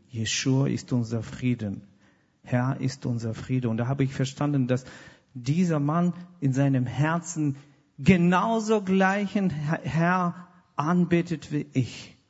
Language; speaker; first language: German; non-native, fluent; Russian